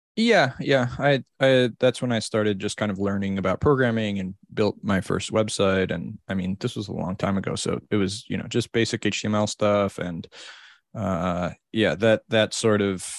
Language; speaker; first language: English; native; English